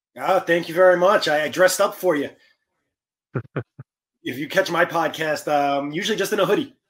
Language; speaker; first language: English; native; English